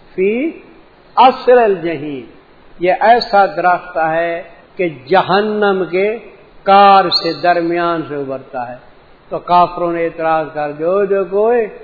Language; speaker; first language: Urdu; non-native, local second language; Punjabi